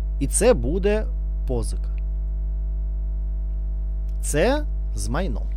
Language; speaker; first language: Ukrainian; non-native, learner; Russian